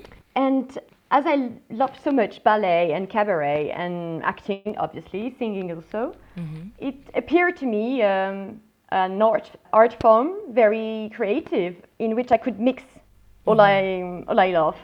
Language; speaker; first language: English; non-native, fluent; French